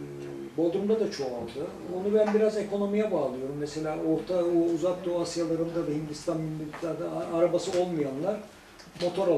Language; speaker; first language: Turkish; native; Turkish